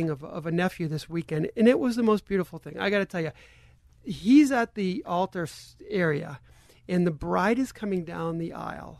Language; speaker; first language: English; native; English